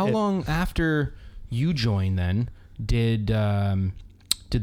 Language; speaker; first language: English; native; English